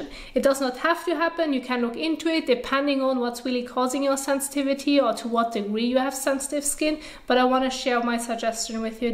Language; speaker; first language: English; non-native, fluent; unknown